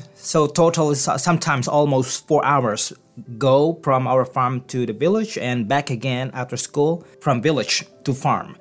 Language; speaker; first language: English; non-native, fluent; Indonesian